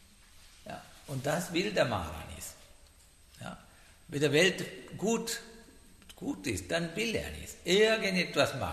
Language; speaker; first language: German; non-native, learner; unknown